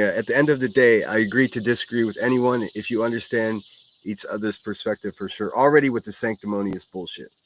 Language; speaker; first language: English; native; English